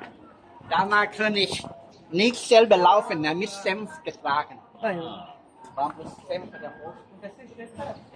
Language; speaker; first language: German; non-native, learner; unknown